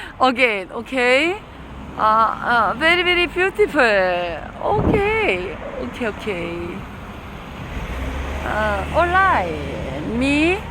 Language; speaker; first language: English; non-native, learner; Korean